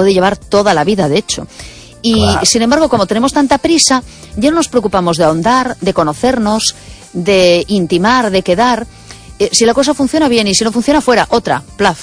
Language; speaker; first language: Spanish; native; Spanish